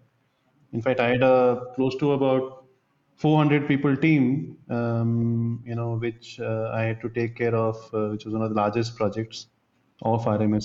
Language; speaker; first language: English; non-native, local second language; Bangla